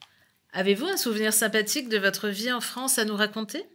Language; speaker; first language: French; native; French